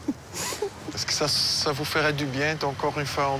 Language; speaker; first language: French; non-native, local second language; Dutch